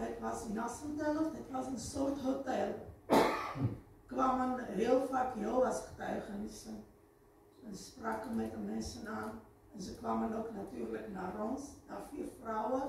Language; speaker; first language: Dutch; non-native, fluent; Armenian